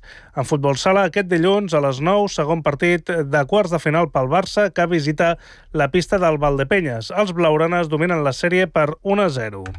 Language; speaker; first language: Catalan; native; Catalan